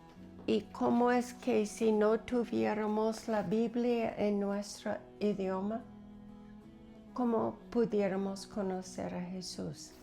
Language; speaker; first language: Spanish; non-native, fluent; English